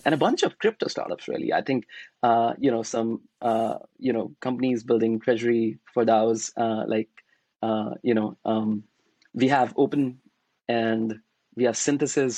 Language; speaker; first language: English; non-native, local second language; Hindi